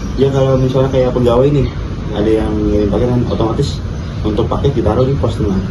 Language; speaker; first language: Indonesian; native; Indonesian